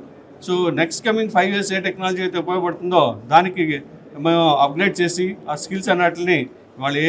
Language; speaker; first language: Telugu; native; Telugu